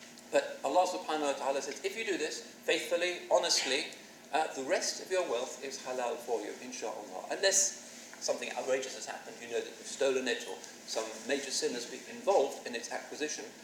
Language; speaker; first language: English; native; English